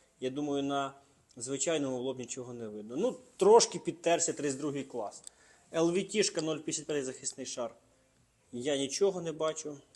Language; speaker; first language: Ukrainian; non-native, local second language; Russian